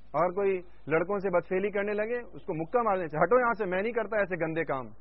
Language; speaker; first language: Urdu; native; Urdu